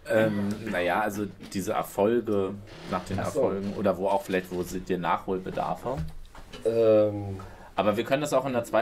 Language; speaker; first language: German; native; German